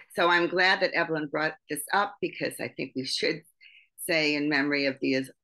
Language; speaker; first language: English; native; English